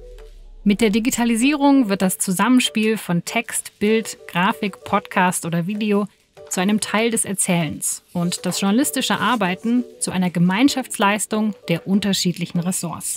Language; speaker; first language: German; native; German